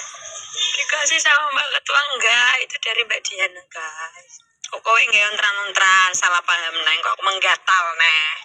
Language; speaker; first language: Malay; non-native, local second language; Javanese